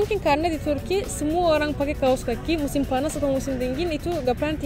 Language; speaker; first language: Indonesian; non-native, fluent; Turkish